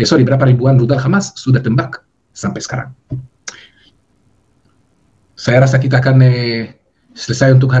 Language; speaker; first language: Indonesian; non-native, fluent; Hebrew